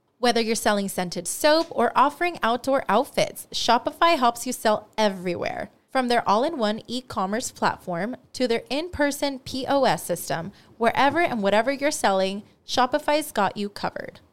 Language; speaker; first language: English; early bilingual, other home language; Spanish